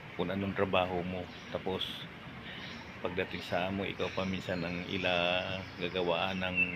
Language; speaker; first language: Filipino; non-native, local second language; Hiligaynon